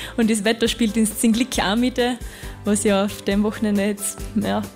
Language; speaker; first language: German; native; German